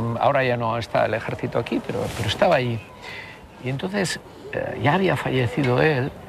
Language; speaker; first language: Spanish; native; Spanish